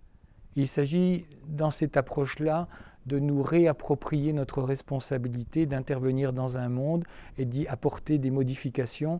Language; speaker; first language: French; native; French